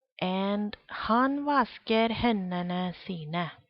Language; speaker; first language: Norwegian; non-native, fluent; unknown